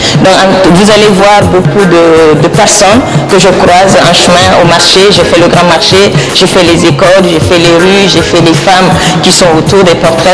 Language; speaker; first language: French; non-native, local second language; Arabic